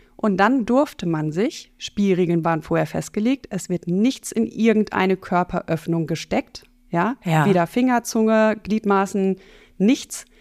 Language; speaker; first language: German; native; German